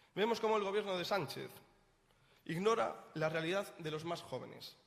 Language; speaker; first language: Spanish; native; Spanish